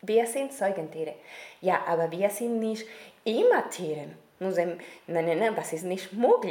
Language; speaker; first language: German; non-native, learner; Spanish